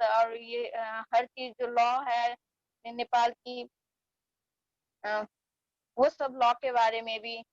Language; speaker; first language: Hindi; non-native, fluent; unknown